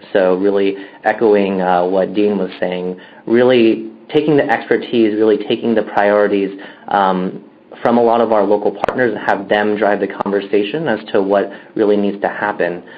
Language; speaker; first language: English; native; English